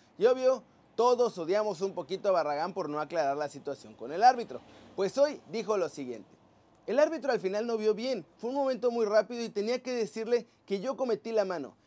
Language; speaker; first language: Spanish; native; Spanish